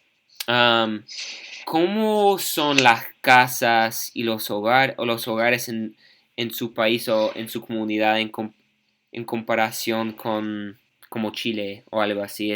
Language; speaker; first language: Spanish; non-native, fluent; English